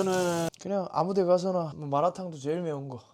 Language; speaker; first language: Korean; native; Korean